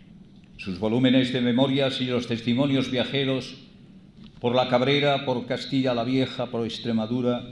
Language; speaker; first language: Spanish; native; Spanish